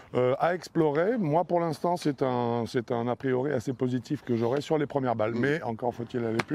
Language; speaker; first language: French; native; French